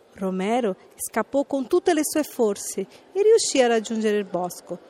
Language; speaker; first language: Italian; non-native, fluent; Portuguese